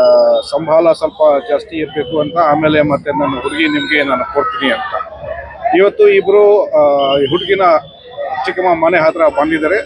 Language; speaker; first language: Kannada; non-native, fluent; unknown